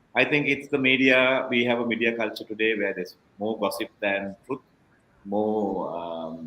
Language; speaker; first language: English; non-native, local second language; Tamil